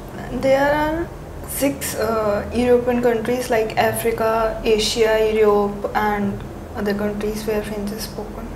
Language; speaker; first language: English; non-native, local second language; Hindi